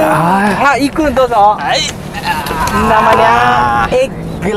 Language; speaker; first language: Indonesian; non-native, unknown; Japanese